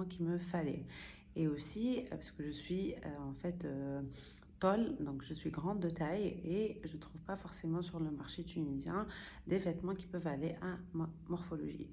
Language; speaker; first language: French; non-native, local second language; Arabic